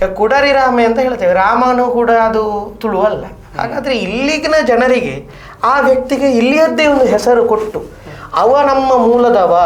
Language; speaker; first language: Kannada; non-native, local second language; Tulu